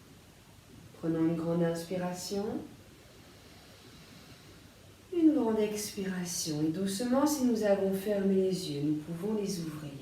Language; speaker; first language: French; native; French